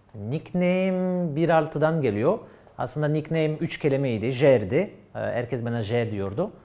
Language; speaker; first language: Turkish; non-native, fluent; French